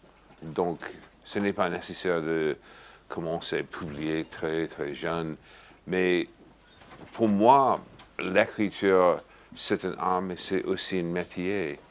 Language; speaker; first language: French; non-native, fluent; English